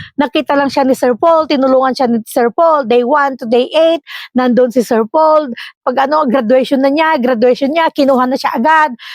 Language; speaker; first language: Filipino; non-native, local second language; Iloko